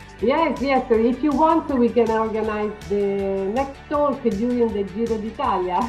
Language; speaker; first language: English; non-native, learner; Italian